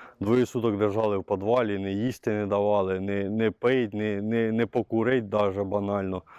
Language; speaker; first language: Ukrainian; native; Ukrainian